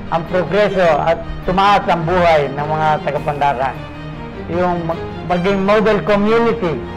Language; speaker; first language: Filipino; native; Filipino